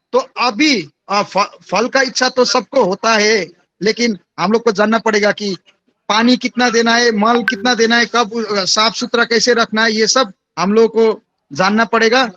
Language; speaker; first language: Hindi; non-native, local second language; Nepali